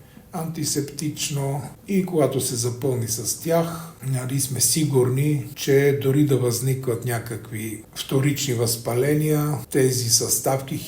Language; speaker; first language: Bulgarian; native; Bulgarian